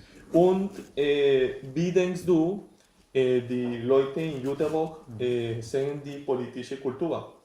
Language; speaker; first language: German; non-native, learner; Spanish